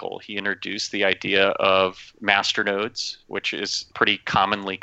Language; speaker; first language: English; native; English